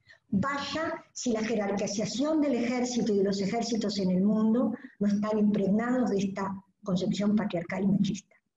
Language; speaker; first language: Spanish; native; Spanish